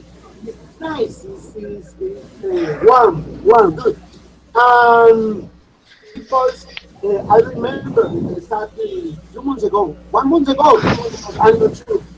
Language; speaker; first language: English; non-native, learner; Spanish